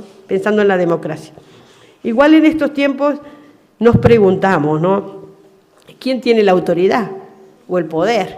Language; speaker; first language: Spanish; native; Spanish